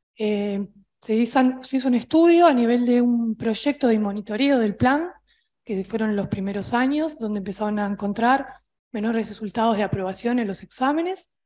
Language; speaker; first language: Spanish; native; Spanish